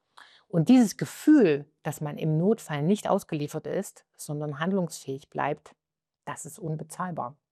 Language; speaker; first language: German; native; German